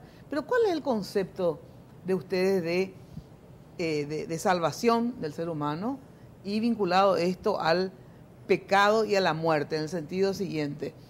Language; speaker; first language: Spanish; native; Spanish